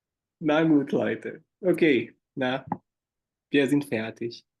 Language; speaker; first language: German; non-native, fluent; Portuguese